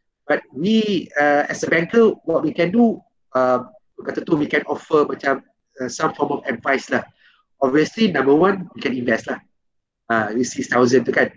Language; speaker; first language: English; non-native, local second language; Malay